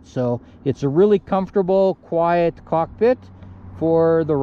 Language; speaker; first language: English; native; English